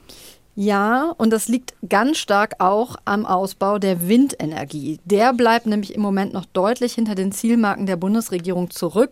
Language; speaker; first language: German; native; German